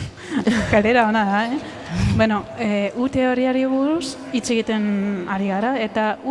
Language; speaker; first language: Basque; non-native, fluent; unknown